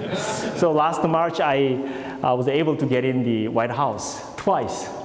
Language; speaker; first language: English; non-native, fluent; Korean